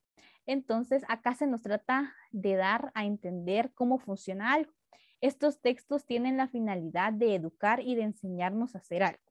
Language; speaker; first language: Spanish; native; Spanish